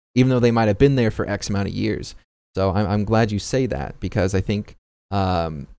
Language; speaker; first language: English; native; English